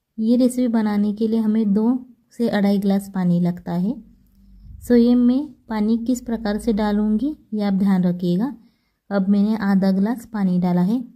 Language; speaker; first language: Hindi; non-native, local second language; Marathi